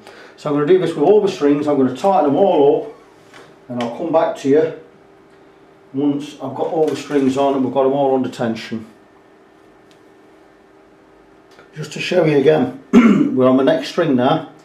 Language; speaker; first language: English; native; English